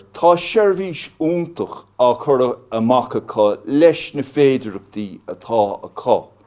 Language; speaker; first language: Irish; non-native, local second language; English